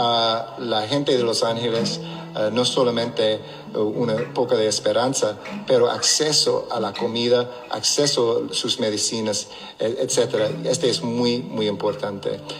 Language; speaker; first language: Spanish; non-native, local second language; English